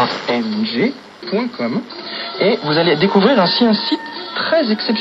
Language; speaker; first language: French; native; French